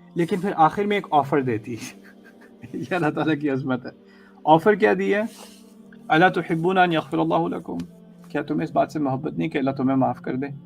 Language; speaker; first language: Urdu; early bilingual, heritage; Urdu